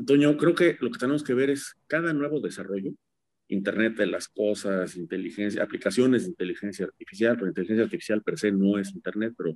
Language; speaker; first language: Spanish; native; Spanish